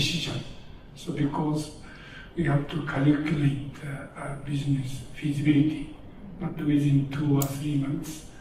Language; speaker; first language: English; non-native, learner; Japanese